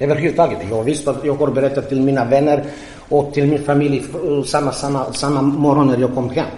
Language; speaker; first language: Swedish; non-native, fluent; Croatian